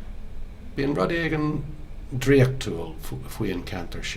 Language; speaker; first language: Irish; non-native, local second language; English